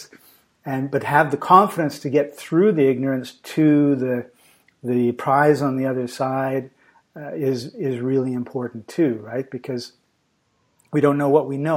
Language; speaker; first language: English; native; English